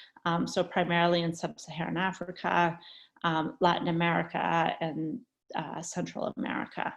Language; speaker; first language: English; native; English